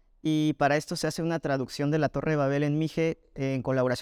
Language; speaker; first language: Spanish; native; Spanish